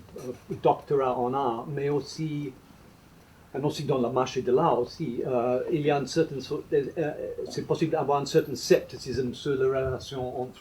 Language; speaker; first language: French; non-native, fluent; English